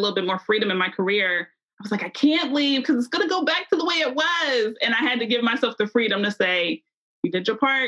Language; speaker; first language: English; native; English